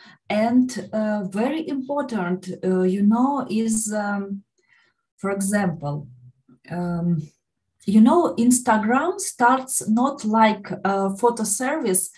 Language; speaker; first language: English; non-native, learner; Ukrainian